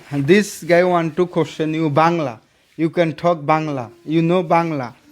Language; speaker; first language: English; non-native, local second language; Bangla